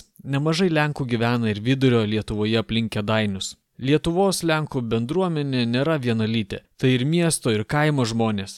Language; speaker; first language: Lithuanian; native; Lithuanian